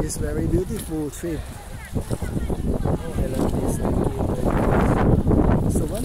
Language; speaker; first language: English; non-native, learner; Thai